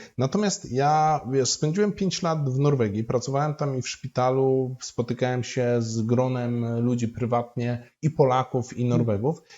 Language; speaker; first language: Polish; native; Polish